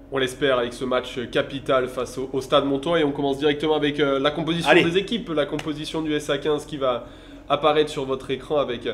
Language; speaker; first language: French; native; French